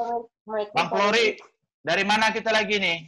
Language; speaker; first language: Indonesian; native; Indonesian